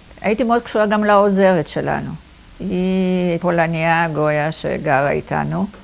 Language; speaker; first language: Hebrew; non-native, fluent; Polish